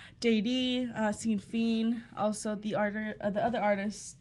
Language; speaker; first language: English; early bilingual, other home language; Spanish